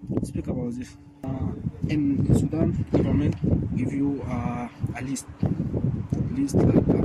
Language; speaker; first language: English; non-native, learner; Arabic